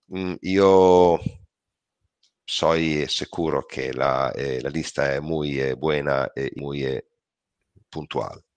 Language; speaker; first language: Spanish; non-native, learner; Italian